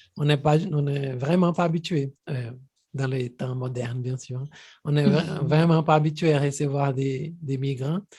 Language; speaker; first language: French; non-native, fluent; Portuguese